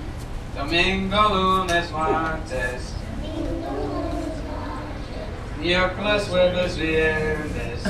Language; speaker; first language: Spanish; non-native, learner; English